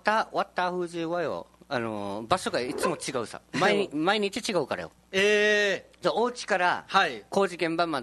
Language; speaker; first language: Japanese; native; Japanese